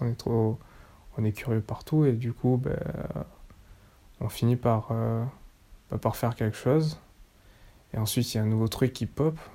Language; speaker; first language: French; native; French